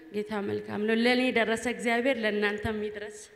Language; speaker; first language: Amharic; native; Amharic